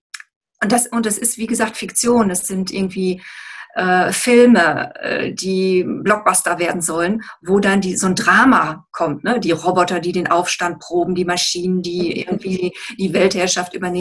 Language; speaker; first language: German; native; German